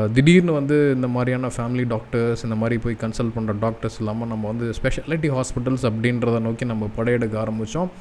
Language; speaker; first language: Tamil; native; Tamil